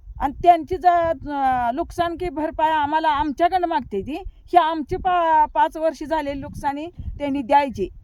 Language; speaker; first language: Marathi; native; Marathi